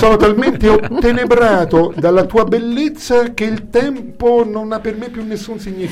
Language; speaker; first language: Italian; native; Italian